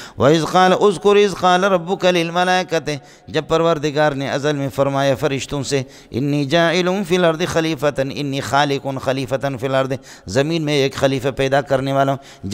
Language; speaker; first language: Urdu; non-native, local second language; Brahui